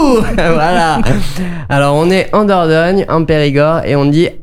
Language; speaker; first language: French; native; French